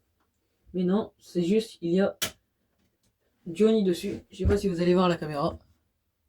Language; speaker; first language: French; native; French